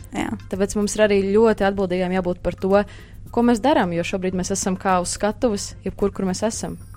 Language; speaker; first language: Latvian; native; Latvian